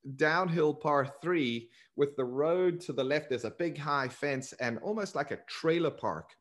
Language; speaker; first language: English; native; English